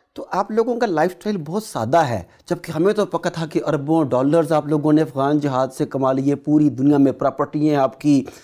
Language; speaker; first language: Urdu; native; Urdu